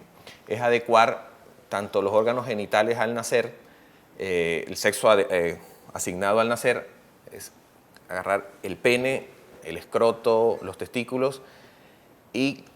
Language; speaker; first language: Spanish; native; Spanish